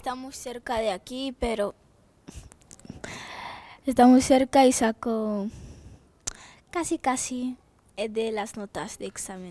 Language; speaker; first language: Spanish; early bilingual, other home language; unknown